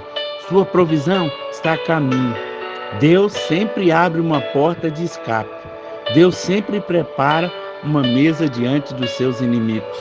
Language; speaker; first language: Portuguese; native; Portuguese